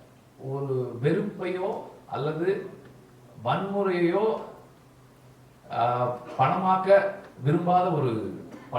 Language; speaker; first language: Tamil; native; Tamil